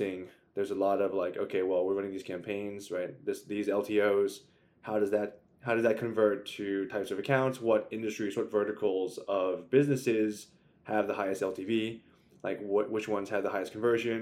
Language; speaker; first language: English; native; English